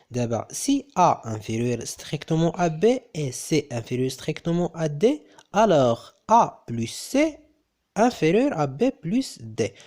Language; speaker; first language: French; non-native, local second language; Arabic